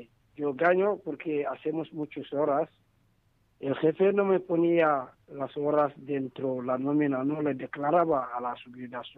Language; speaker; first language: Spanish; non-native, learner; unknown